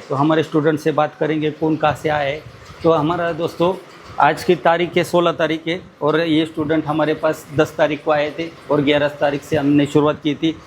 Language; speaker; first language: Hindi; non-native, local second language; Marathi